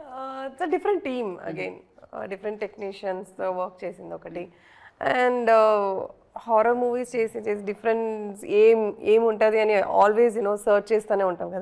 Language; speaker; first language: Telugu; early bilingual, heritage; Telugu